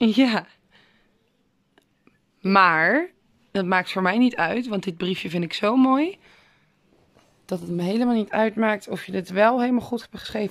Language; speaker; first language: Dutch; native; Dutch